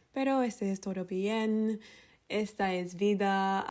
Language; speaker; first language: Spanish; non-native, learner; English